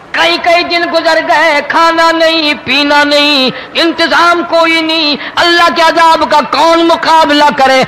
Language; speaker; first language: Urdu; non-native, local second language; Punjabi